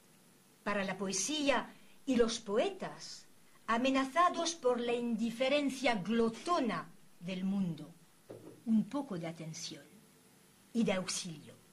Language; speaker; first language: Spanish; native; Spanish